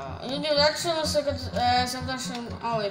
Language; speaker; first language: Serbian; early bilingual, heritage; Serbian